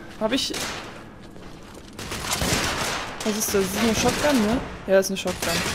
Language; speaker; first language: German; native; German